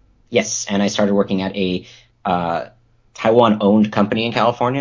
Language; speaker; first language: English; native; English